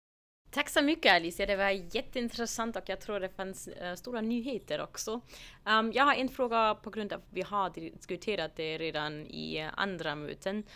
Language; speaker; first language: Swedish; non-native, fluent; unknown